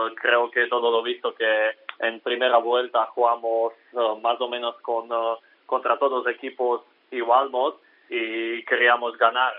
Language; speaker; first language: Spanish; non-native, learner; Slovak